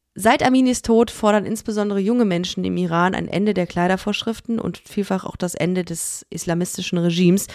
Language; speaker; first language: German; native; German